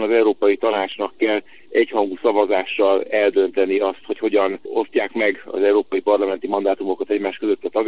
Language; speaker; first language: Hungarian; native; Hungarian